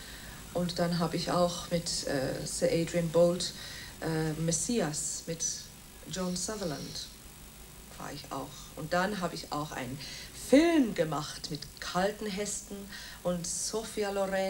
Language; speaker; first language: German; non-native, fluent; Welsh